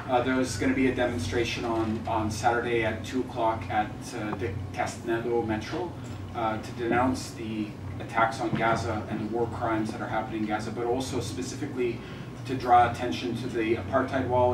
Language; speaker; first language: English; native; English